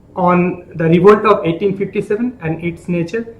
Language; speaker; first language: English; non-native, local second language; Bangla